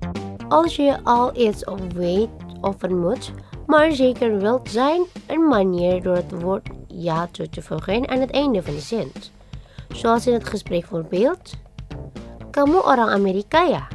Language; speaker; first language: Dutch; non-native, learner; Indonesian